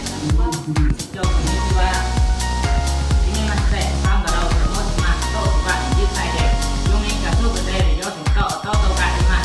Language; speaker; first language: Japanese; non-native, learner; Khmer